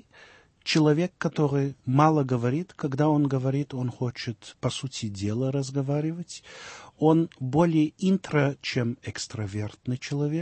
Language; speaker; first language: Russian; early bilingual, heritage; Russian